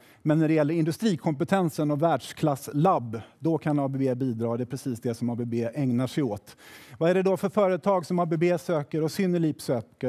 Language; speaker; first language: Swedish; native; Swedish